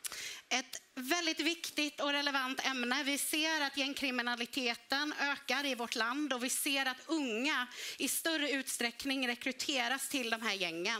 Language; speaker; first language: Swedish; native; Swedish